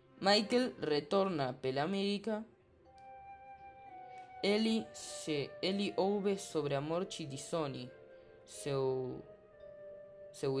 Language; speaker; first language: Portuguese; non-native, learner; Spanish